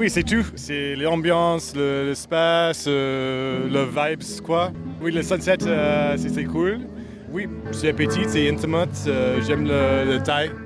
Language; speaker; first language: French; non-native, learner; English